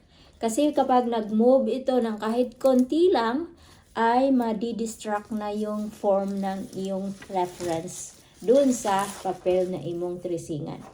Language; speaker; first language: Filipino; non-native, local second language; Cebuano